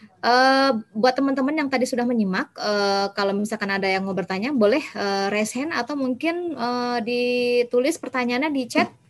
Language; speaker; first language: Indonesian; native; Indonesian